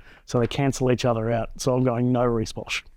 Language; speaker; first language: English; native; English